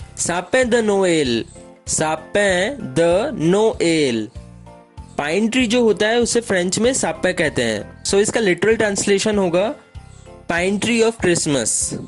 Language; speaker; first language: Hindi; native; Hindi